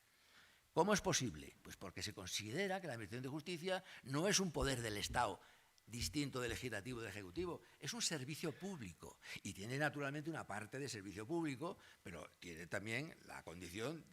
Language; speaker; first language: Spanish; native; Spanish